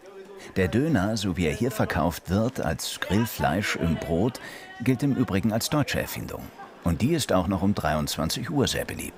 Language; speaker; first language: German; native; German